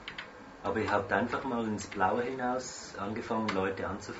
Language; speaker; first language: German; native; German